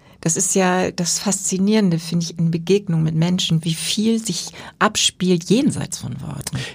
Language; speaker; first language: German; native; German